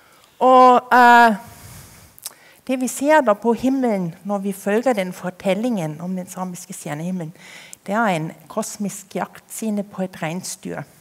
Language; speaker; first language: Norwegian; non-native, fluent; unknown